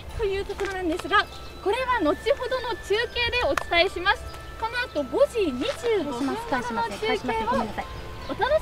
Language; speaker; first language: Japanese; native; Japanese